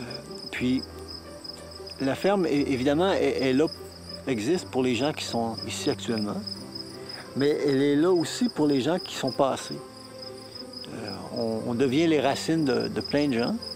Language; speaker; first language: French; native; French